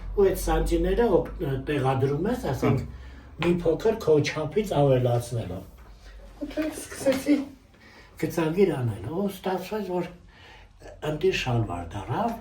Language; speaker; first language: Armenian; native; Armenian